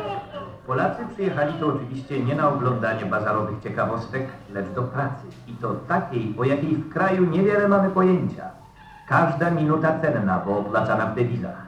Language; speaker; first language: Polish; native; Polish